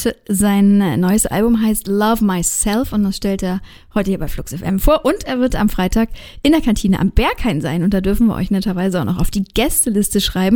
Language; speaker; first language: German; native; German